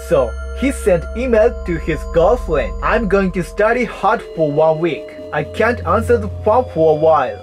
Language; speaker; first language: English; non-native, fluent; Japanese